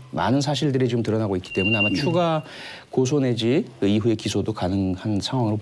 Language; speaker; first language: Korean; native; Korean